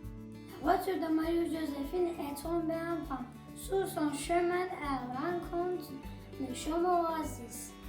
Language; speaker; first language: French; non-native, learner; Turkish